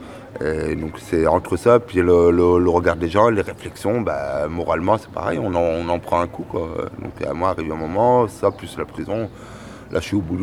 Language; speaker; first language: French; native; French